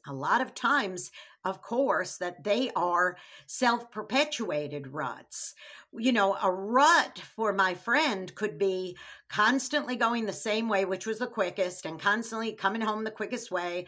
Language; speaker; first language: English; native; English